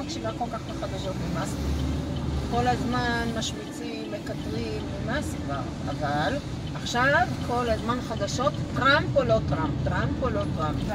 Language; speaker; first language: Hebrew; native; Hebrew